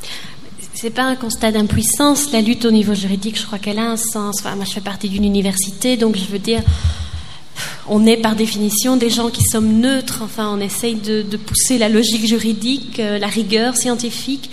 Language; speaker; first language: French; native; French